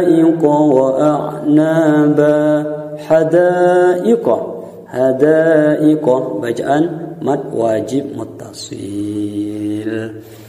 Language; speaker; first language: Arabic; non-native, fluent; Indonesian